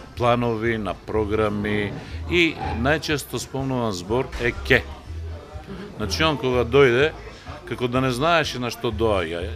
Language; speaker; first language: Macedonian; native; Macedonian